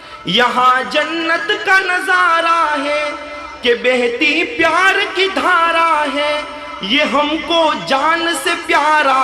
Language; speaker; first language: Hindi; native; Hindi